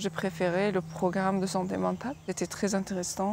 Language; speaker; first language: French; non-native, fluent; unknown